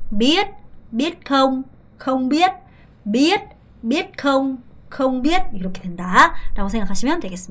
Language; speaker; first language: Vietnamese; non-native, fluent; Korean